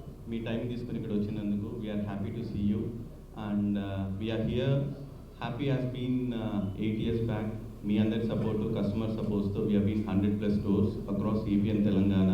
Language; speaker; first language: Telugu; native; Telugu